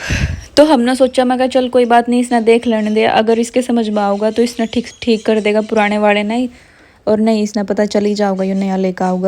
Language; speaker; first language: Hindi; native; Hindi